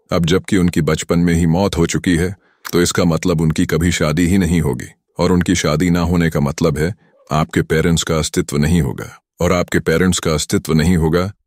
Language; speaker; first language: Hindi; native; Hindi